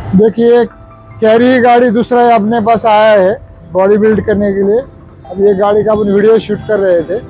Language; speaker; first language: Hindi; non-native, local second language; Marathi